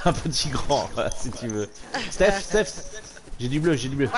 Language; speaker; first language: French; native; French